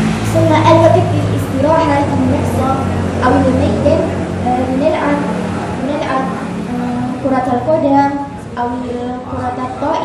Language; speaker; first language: Arabic; non-native, learner; Indonesian